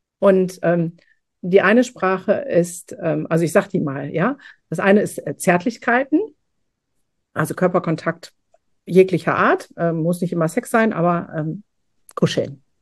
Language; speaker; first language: German; native; German